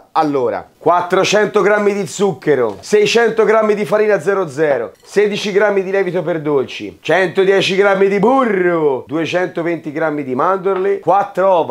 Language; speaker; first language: Italian; native; Italian